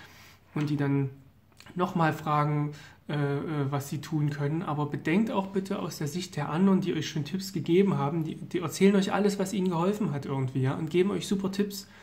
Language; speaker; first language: German; native; German